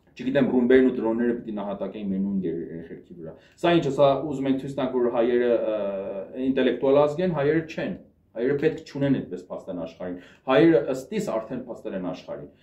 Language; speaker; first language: Armenian; native; Armenian